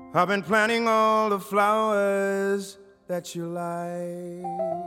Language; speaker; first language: English; native; English